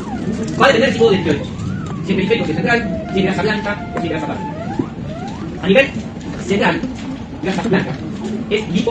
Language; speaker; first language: Spanish; native; Spanish